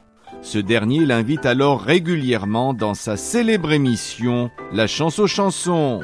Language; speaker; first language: French; native; French